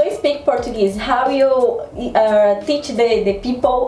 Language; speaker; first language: English; non-native, learner; Portuguese